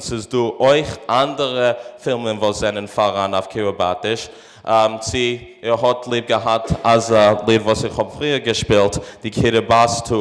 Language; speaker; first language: German; non-native, fluent; English